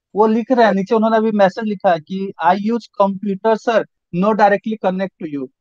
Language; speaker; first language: Hindi; native; Hindi